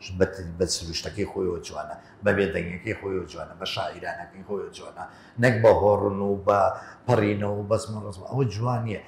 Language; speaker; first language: Central Kurdish; native; Central Kurdish